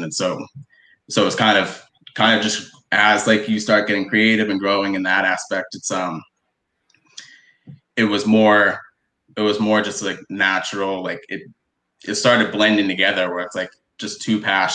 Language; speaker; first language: English; native; English